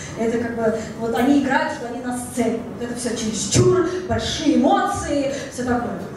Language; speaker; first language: Russian; early bilingual, heritage; Russian